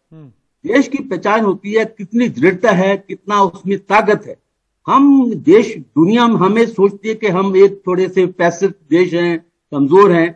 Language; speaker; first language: Hindi; native; Hindi